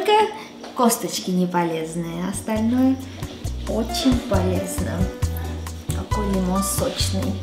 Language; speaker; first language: Russian; non-native, local second language; Armenian